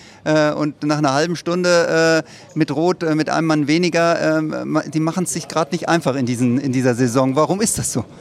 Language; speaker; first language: German; native; German